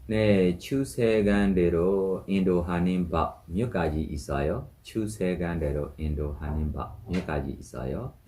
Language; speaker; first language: Korean; non-native, fluent; Burmese